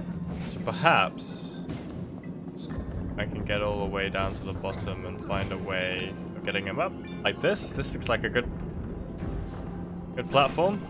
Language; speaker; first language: English; native; English